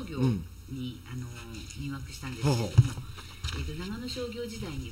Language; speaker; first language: Japanese; native; Japanese